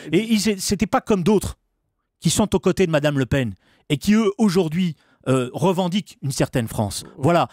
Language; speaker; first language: French; native; French